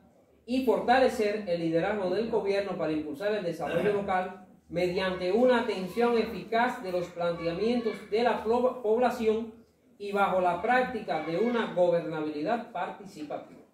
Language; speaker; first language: Spanish; native; Spanish